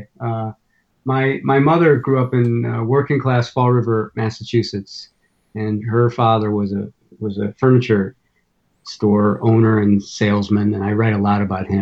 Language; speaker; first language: English; native; English